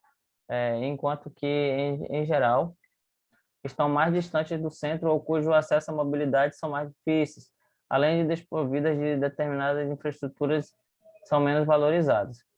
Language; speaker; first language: Portuguese; native; Portuguese